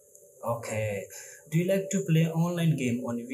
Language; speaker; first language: English; non-native, learner; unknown